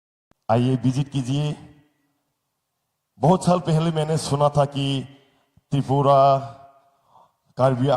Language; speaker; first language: Hindi; non-native, local second language; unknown